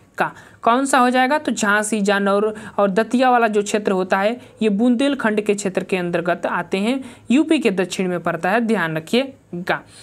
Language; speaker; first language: Hindi; native; Hindi